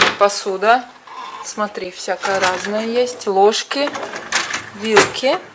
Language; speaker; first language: Russian; native; Russian